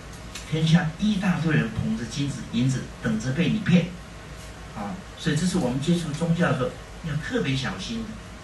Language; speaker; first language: Chinese; native; Chinese